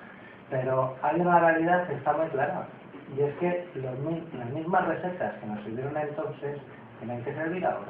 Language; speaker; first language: Spanish; native; Spanish